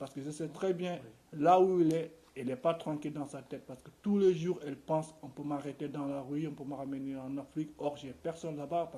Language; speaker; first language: French; non-native, local second language; Wolof